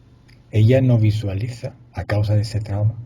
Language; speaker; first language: Spanish; non-native, fluent; Italian